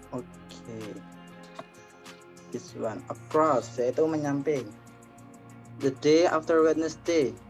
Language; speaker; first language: English; non-native, learner; Indonesian